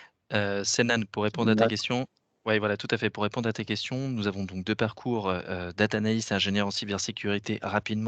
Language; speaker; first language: French; native; French